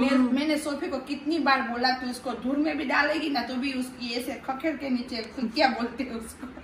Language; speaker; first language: Hindi; native; Hindi